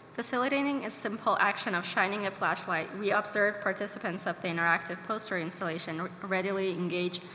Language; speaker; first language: English; non-native, fluent; Persian